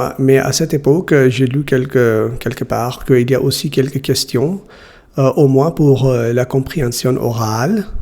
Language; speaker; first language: French; non-native, learner; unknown